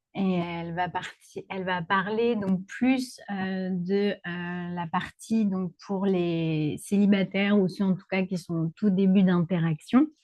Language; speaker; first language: French; native; French